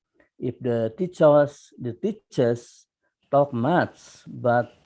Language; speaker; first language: English; non-native, fluent; Indonesian